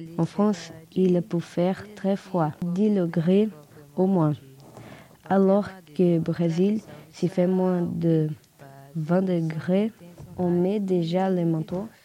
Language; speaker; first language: French; non-native, learner; Portuguese